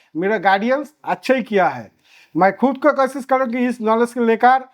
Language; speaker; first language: Hindi; non-native, local second language; Bangla